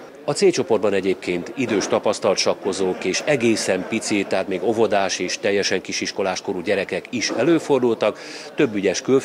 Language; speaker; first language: Hungarian; native; Hungarian